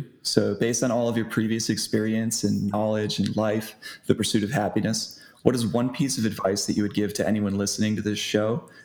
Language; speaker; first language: English; native; English